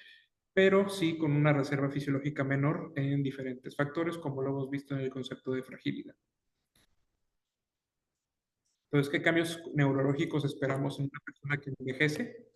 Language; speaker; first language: Spanish; native; Spanish